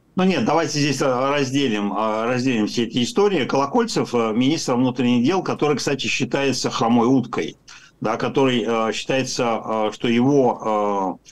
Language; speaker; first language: Russian; native; Russian